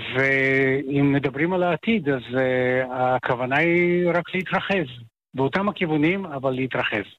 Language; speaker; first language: Hebrew; native; Hebrew